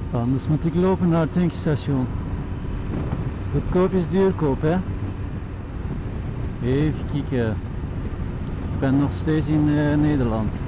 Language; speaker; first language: Dutch; non-native, fluent; Turkish